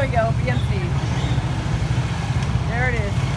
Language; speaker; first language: English; native; English